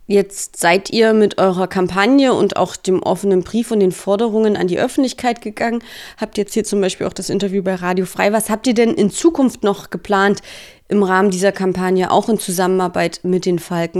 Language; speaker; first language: German; native; German